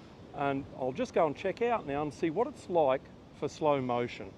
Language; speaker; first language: English; native; English